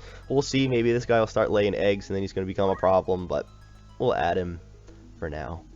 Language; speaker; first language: English; native; English